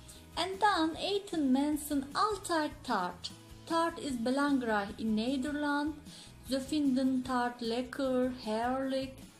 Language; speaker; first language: Dutch; non-native, learner; Turkish